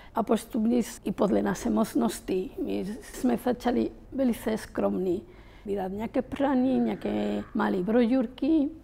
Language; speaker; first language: Czech; non-native, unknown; Spanish